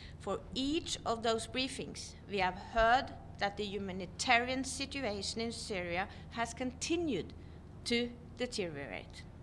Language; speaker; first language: English; non-native, fluent; Norwegian